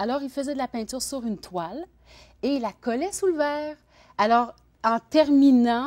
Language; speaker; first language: French; native; French